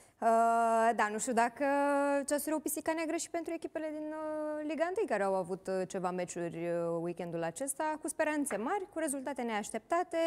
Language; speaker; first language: Romanian; native; Romanian